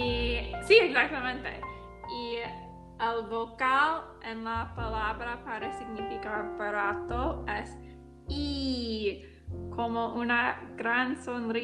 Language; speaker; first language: Spanish; non-native, learner; English